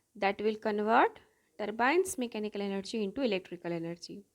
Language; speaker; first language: English; non-native, local second language; Gujarati